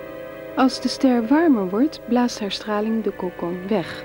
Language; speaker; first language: Dutch; native; Dutch